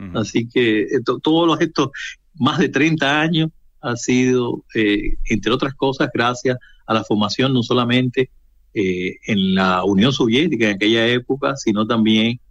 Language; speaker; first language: Spanish; native; Spanish